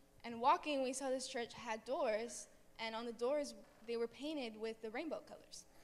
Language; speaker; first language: English; native; English